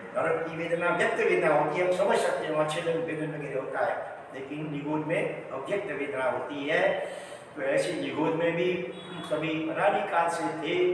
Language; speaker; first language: Hindi; non-native, local second language; Gujarati